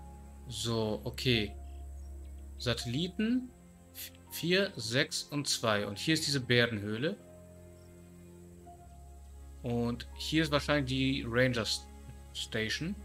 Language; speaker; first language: German; native; German